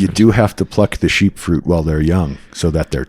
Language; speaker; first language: English; native; English